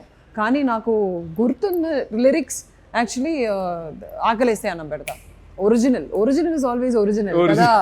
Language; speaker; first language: Telugu; non-native, fluent; Malayalam